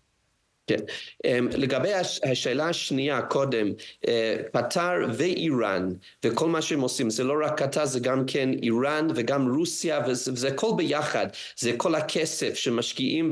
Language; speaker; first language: Hebrew; non-native, fluent; English